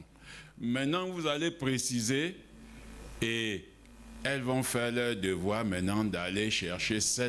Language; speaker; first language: French; non-native, local second language; Ghomala